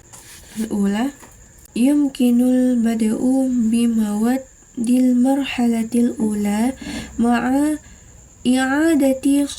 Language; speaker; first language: Arabic; non-native, learner; Indonesian